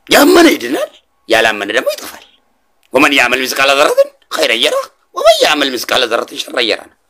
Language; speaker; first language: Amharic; non-native, local second language; Oromo